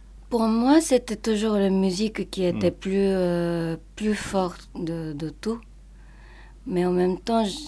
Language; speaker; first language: French; non-native, fluent; Japanese